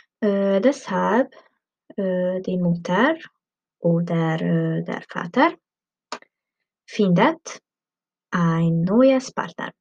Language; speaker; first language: German; non-native, learner; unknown